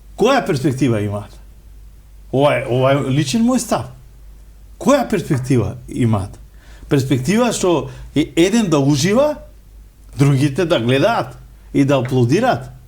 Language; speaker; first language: Macedonian; non-native, local second language; Romany